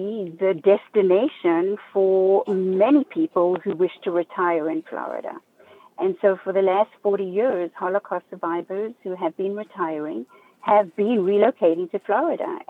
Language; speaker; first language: English; native; English